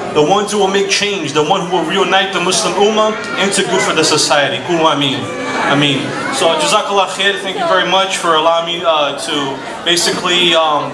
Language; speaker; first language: English; non-native, fluent; Portuguese